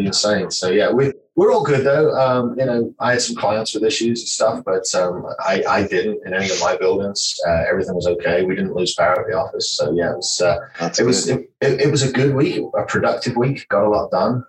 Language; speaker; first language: English; native; English